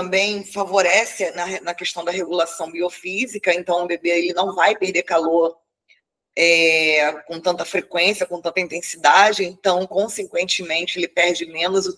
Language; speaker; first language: Portuguese; native; Portuguese